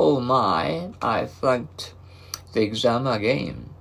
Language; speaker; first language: English; non-native, learner; Japanese